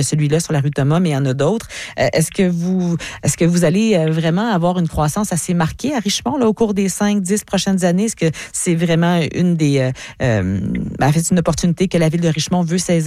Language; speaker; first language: French; native; French